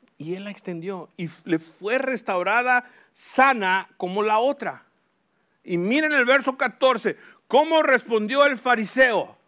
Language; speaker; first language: Spanish; early bilingual, heritage; Spanish